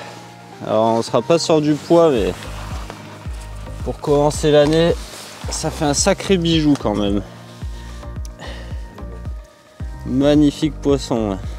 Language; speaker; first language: French; native; French